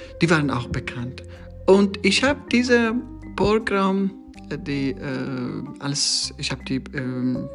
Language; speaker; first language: German; non-native, learner; Persian